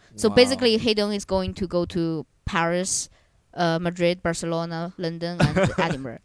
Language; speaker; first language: English; non-native, fluent; Chinese